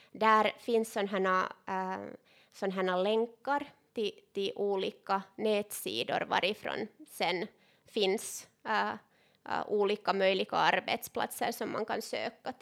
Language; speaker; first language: Swedish; non-native, local second language; Finnish